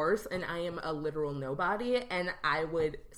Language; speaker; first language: English; native; English